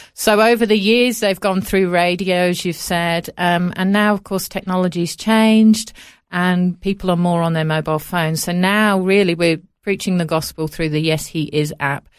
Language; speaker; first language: English; native; English